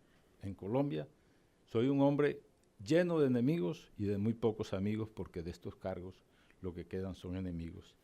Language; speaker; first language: Spanish; native; Spanish